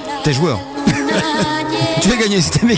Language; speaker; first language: French; native; French